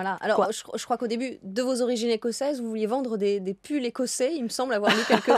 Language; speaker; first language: French; native; French